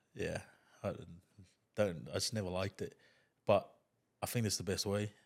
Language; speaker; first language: English; non-native, fluent; Tongan